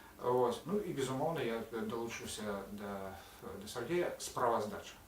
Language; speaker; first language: Belarusian; native; Belarusian